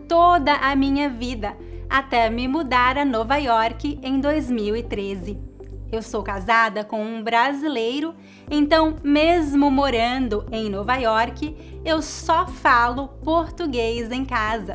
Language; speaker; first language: English; non-native, fluent; Portuguese